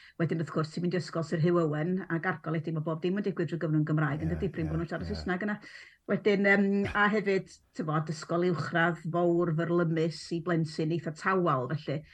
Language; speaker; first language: Welsh; non-native, local second language; English